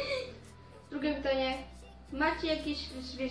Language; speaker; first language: Polish; early bilingual, heritage; Polish